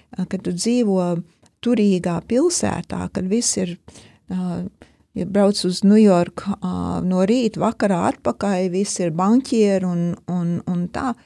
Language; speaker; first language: Latvian; early bilingual, heritage; Latvian